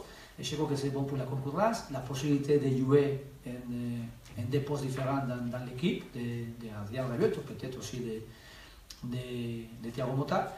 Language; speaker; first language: French; non-native, learner; Spanish